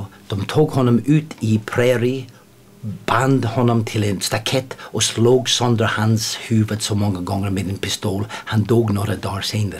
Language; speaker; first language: Swedish; non-native, fluent; English